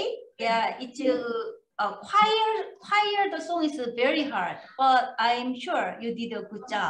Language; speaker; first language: English; non-native, learner; Korean